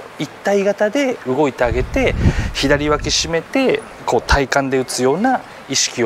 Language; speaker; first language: Japanese; native; Japanese